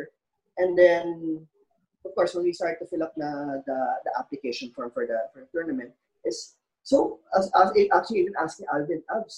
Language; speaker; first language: English; non-native, local second language; Filipino